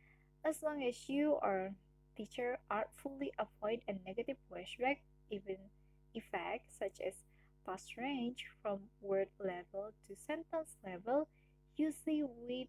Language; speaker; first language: English; non-native, learner; Indonesian